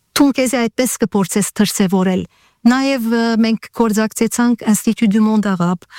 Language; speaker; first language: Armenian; early bilingual, heritage; Armenian